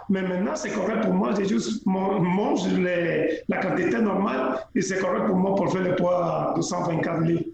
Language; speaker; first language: French; non-native, local second language; Spanish